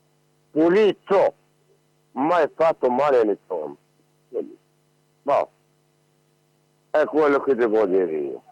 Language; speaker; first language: Italian; non-native, learner; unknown